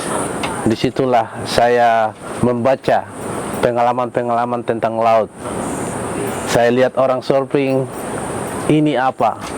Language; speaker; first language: Indonesian; non-native, local second language; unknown